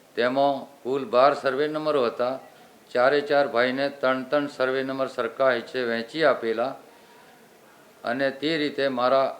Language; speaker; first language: Gujarati; non-native, local second language; Rathawi